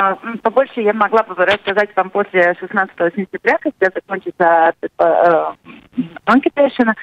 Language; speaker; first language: Russian; non-native, local second language; Latvian